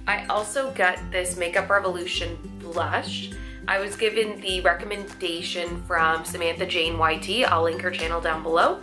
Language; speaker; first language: English; native; English